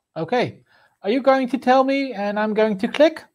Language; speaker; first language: English; non-native, fluent; Dutch